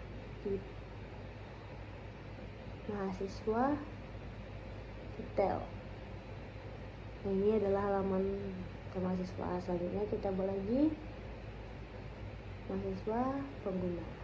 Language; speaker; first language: Indonesian; native; Indonesian